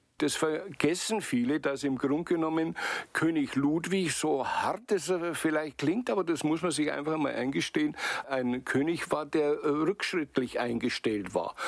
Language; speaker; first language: German; native; German